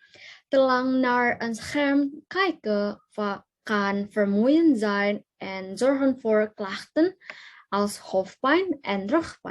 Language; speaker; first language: Dutch; non-native, learner; Indonesian